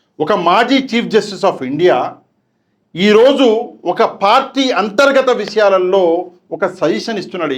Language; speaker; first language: Telugu; non-native, local second language; Urdu